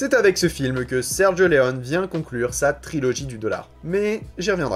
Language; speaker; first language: French; native; French